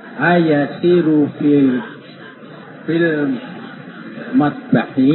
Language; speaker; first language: Arabic; non-native, learner; Indonesian